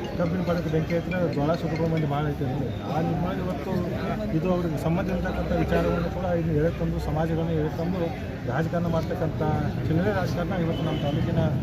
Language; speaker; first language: Kannada; native; Kannada